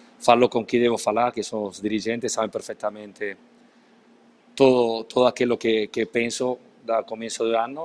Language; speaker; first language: Portuguese; non-native, learner; Spanish